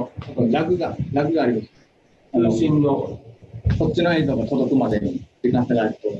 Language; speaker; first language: Japanese; native; Japanese